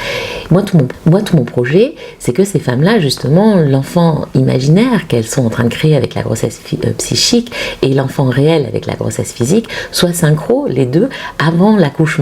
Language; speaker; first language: French; native; French